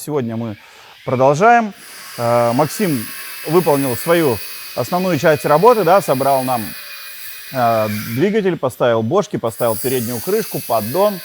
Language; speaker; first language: Russian; native; Russian